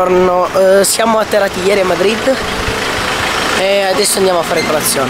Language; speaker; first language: Italian; native; Italian